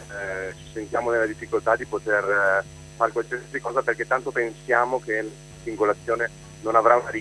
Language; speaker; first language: Italian; native; Italian